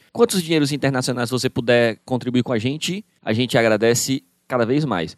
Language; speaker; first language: Portuguese; native; Portuguese